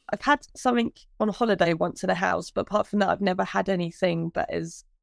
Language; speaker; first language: English; native; English